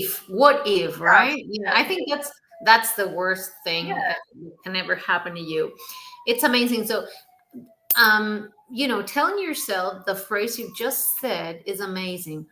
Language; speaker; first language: English; non-native, fluent; Spanish